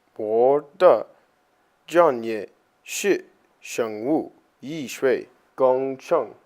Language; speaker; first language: Chinese; non-native, learner; English